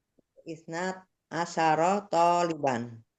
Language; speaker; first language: Arabic; non-native, learner; Indonesian